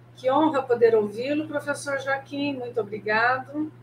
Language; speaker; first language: Portuguese; native; Portuguese